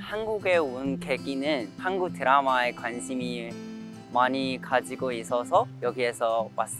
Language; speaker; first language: Korean; non-native, learner; Chinese